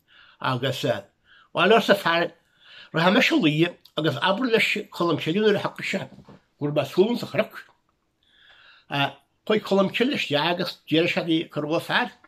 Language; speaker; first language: Irish; native; Irish